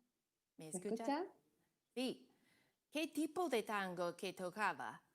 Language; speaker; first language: Spanish; non-native, learner; Cantonese